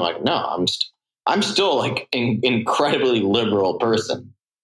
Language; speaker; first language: English; native; English